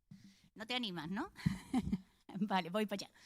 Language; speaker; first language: Spanish; native; Spanish